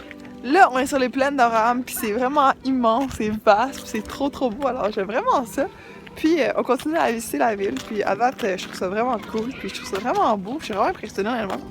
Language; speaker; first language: French; native; French